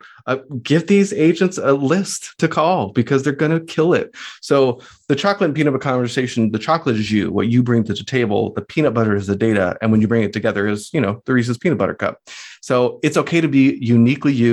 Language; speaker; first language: English; native; English